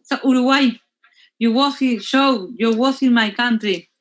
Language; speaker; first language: English; non-native, learner; Spanish